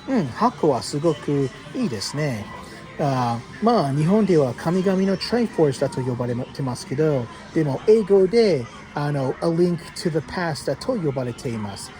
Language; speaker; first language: Japanese; non-native, fluent; English